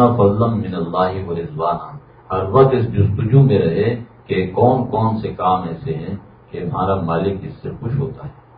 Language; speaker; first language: Urdu; native; Urdu